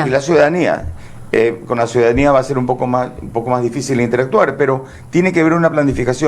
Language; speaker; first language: Spanish; native; Spanish